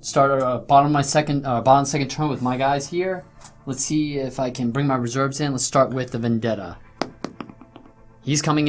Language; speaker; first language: English; native; English